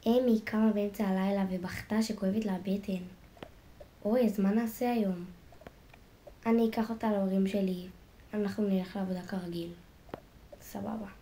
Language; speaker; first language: Hebrew; native; Hebrew